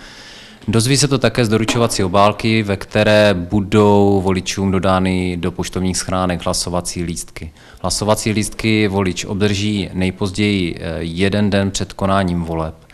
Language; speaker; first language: Czech; native; Czech